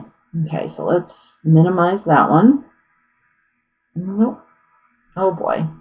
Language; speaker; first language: English; native; English